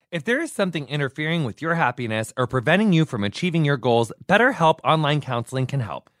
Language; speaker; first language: English; native; English